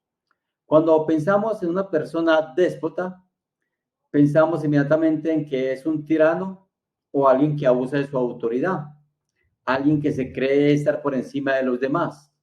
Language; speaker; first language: Spanish; native; Spanish